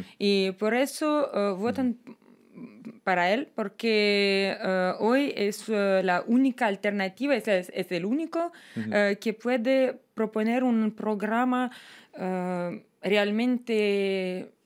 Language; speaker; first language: Spanish; non-native, fluent; Russian